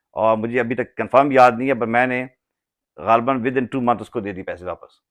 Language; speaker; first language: Urdu; non-native, local second language; Punjabi